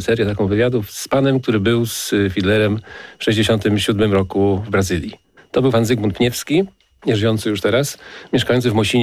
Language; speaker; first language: Polish; native; Polish